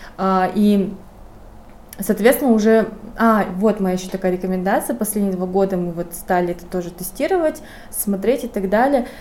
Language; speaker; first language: Russian; native; Russian